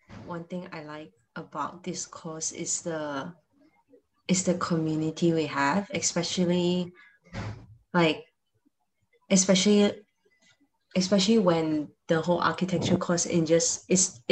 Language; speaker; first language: English; non-native, local second language; Chinese